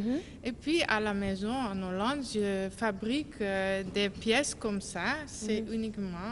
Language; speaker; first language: French; non-native, learner; Dutch